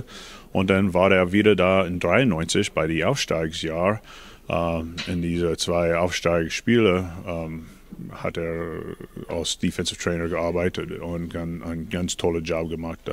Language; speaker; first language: German; non-native, learner; English